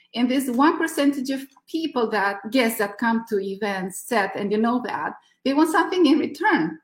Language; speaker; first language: English; non-native, fluent; Romanian